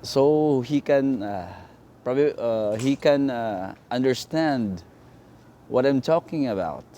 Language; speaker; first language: English; non-native, local second language; Cebuano